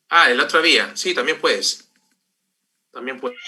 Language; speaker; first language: Spanish; native; Spanish